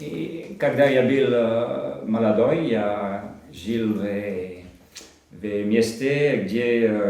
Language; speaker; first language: Russian; non-native, learner; French